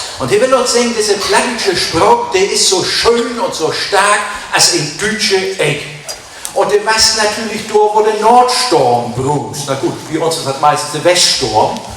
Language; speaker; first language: German; native; German